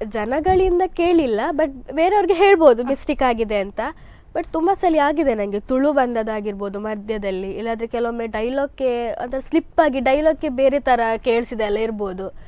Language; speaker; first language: Kannada; native; Kannada